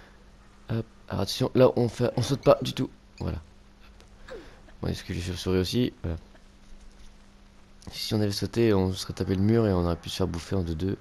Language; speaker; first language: French; native; French